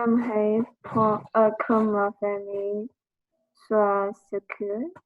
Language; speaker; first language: French; non-native, learner; English